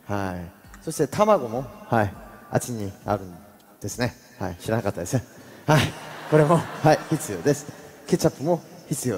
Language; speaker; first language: Japanese; non-native, fluent; Korean